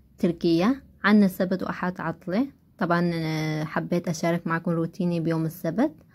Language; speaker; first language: Arabic; non-native, local second language; Kurdish